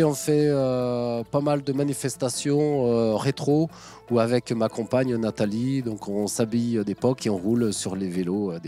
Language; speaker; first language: French; native; French